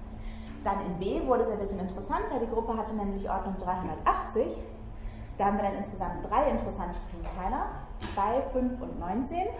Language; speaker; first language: German; native; German